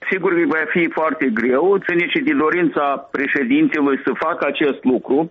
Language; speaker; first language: Romanian; native; Romanian